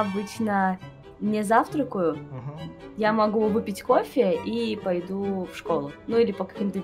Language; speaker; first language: Russian; native; Russian